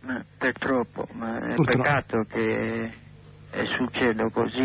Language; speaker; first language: Italian; non-native, learner; English